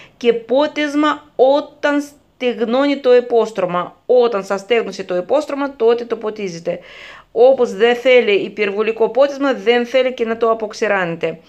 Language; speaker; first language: Greek; non-native, fluent; Russian